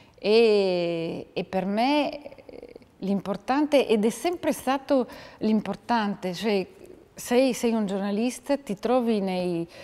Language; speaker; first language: Italian; native; Italian